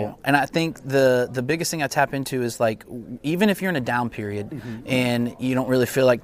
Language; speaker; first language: English; native; English